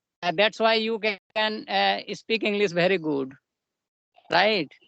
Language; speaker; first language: English; non-native, learner; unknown